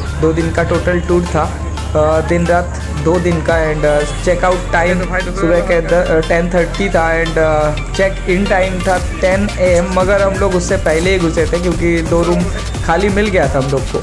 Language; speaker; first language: Hindi; non-native, local second language; Bangla